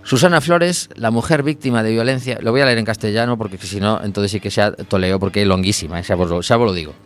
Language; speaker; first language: Spanish; non-native, local second language; Galician